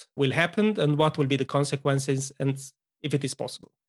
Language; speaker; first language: English; non-native, fluent; Romanian